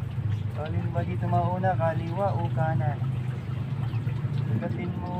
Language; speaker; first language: Filipino; native; Filipino